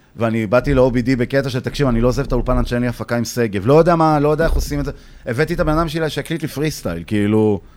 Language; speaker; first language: Hebrew; native; Hebrew